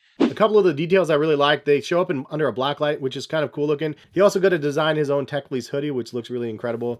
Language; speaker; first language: English; native; English